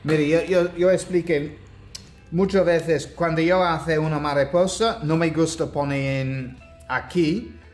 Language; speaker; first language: Spanish; non-native, learner; English